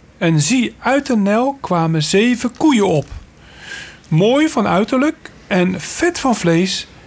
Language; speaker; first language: Dutch; native; Dutch